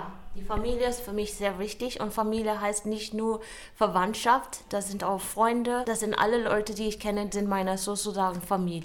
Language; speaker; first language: German; non-native, fluent; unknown